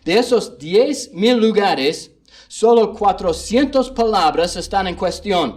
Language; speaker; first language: Spanish; non-native, fluent; English